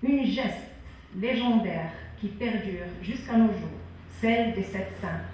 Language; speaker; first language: French; non-native, local second language; Arabic